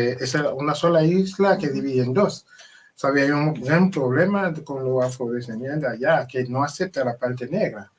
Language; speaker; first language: Spanish; non-native, learner; Haitian Creole